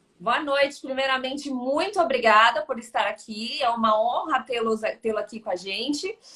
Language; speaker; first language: Portuguese; native; Portuguese